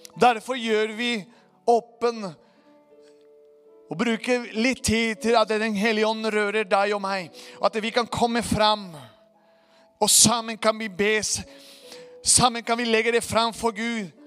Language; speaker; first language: Norwegian; non-native, fluent; Spanish